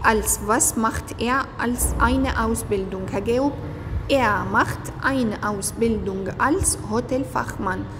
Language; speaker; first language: German; non-native, fluent; Arabic